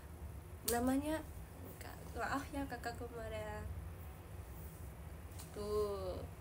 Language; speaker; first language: Indonesian; non-native, learner; Japanese